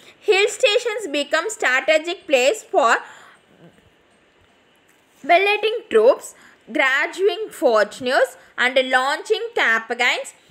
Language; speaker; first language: English; non-native, local second language; Tamil